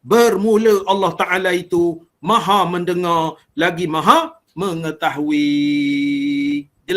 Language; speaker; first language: Malay; native; Malay